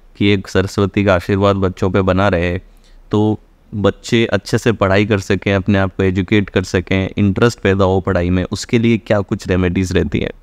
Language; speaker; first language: Hindi; native; Hindi